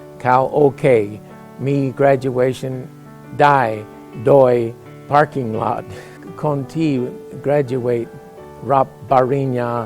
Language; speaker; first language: Thai; non-native, fluent; English